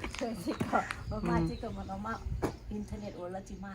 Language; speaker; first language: Korean; non-native, learner; Thai